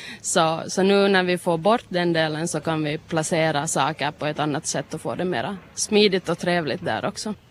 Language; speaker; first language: Swedish; native; Swedish